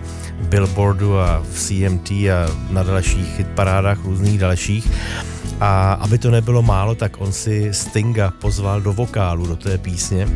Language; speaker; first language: Czech; native; Czech